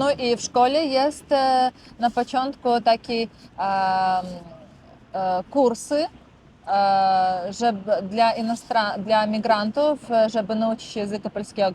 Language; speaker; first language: Polish; non-native, learner; Russian